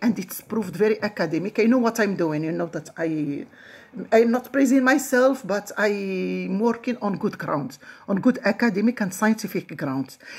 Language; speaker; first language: English; non-native, fluent; Arabic